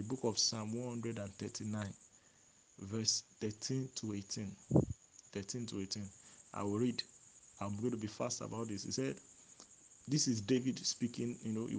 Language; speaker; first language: English; non-native, local second language; Yoruba